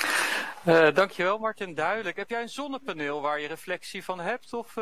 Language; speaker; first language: Dutch; native; Dutch